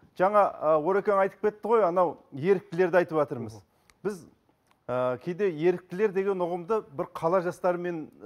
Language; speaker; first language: Kazakh; native; Kazakh